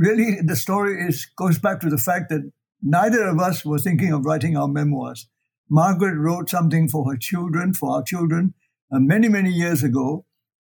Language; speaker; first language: English; non-native, local second language; Chinese